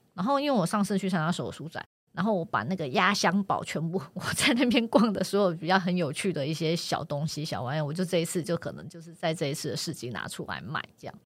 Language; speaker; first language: Chinese; native; Chinese